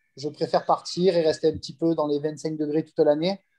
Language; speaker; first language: French; native; French